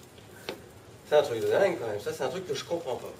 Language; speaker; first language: French; native; French